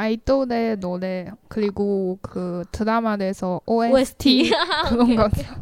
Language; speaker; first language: Korean; non-native, learner; Chinese